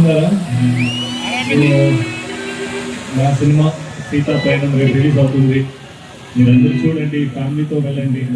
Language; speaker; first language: Telugu; non-native, learner; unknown